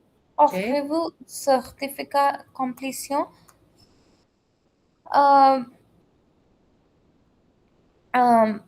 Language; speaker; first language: French; non-native, learner; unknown